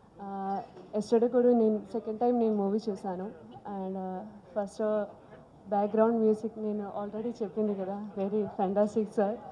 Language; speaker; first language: Telugu; non-native, learner; Malayalam